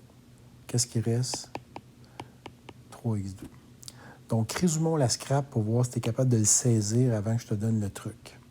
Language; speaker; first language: French; native; French